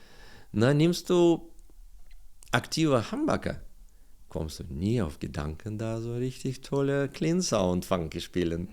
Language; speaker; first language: German; non-native, learner; Russian